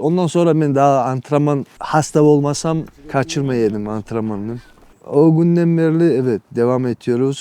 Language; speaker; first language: Turkish; non-native, learner; Kumyk